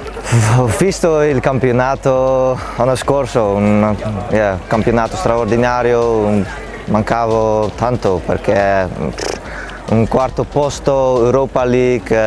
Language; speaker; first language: Italian; non-native, learner; Dutch